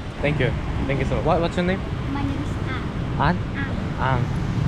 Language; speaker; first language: English; non-native, learner; Korean